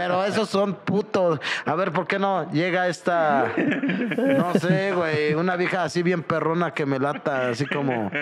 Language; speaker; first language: Spanish; native; Spanish